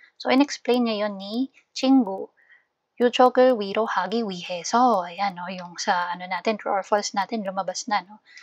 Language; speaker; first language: Filipino; native; Filipino